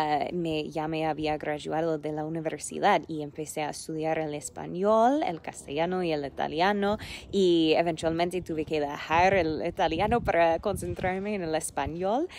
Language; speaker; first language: Spanish; non-native, fluent; English